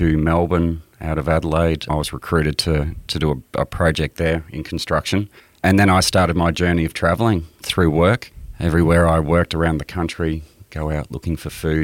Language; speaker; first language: English; native; English